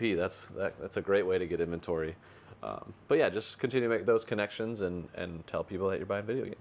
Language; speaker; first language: English; native; English